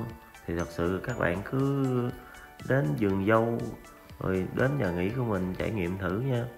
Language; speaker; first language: Vietnamese; native; Vietnamese